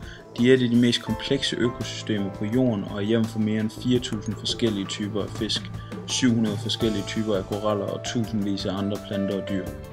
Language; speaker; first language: Danish; native; Danish